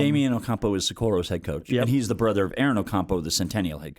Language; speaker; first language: English; native; English